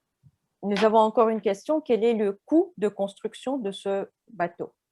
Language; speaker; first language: French; non-native, fluent; Russian